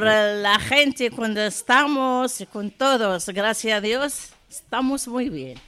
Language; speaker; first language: Spanish; non-native, learner; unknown